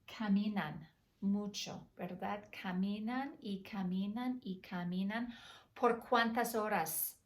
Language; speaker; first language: Spanish; non-native, fluent; English